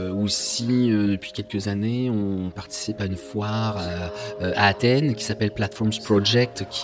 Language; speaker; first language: French; native; French